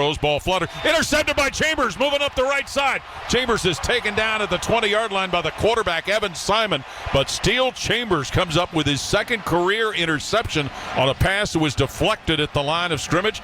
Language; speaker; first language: English; native; English